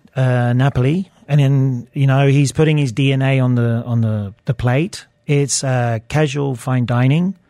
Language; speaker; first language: English; native; English